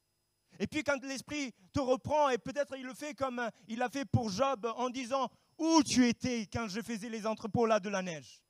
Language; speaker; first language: French; native; French